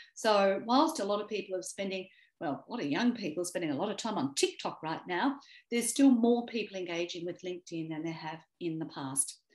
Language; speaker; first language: English; native; English